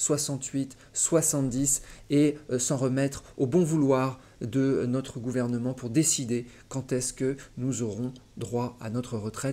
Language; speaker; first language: French; native; French